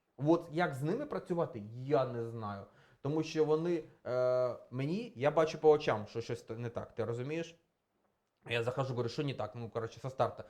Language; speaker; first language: Ukrainian; non-native, local second language; Russian